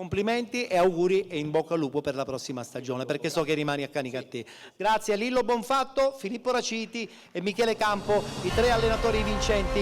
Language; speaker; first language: Italian; native; Italian